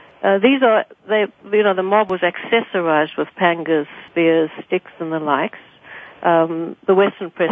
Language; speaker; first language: English; native; English